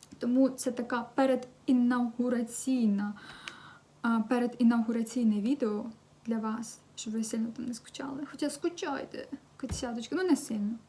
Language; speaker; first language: Ukrainian; non-native, local second language; Russian